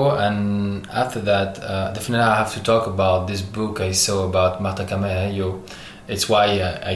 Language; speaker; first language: English; non-native, learner; French